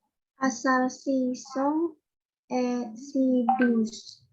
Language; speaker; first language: French; non-native, learner; Indonesian